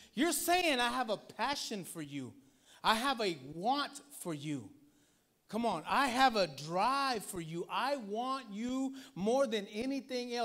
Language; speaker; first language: English; early bilingual, other home language; Spanish